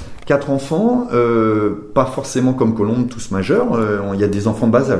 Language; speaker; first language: French; native; French